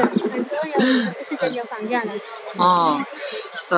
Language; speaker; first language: Chinese; non-native, learner; Nepali